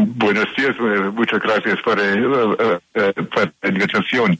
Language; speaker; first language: Spanish; non-native, learner; English